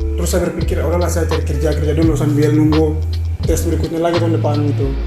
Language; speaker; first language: Indonesian; native; Indonesian